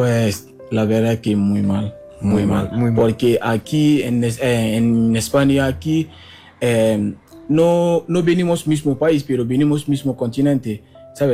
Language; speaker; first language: Spanish; non-native, fluent; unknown